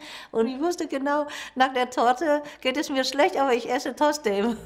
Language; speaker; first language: German; non-native, fluent; Vietnamese